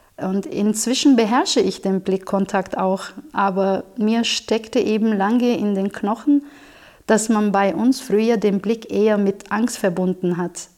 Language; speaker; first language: German; non-native, fluent; Turkish